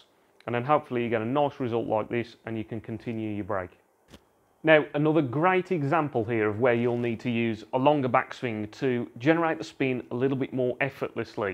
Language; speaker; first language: English; native; English